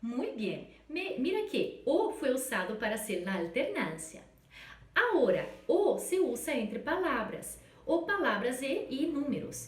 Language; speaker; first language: Spanish; non-native, fluent; Portuguese